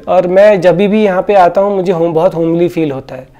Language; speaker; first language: Hindi; non-native, local second language; Odia